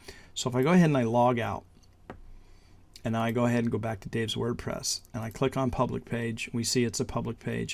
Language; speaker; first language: English; native; English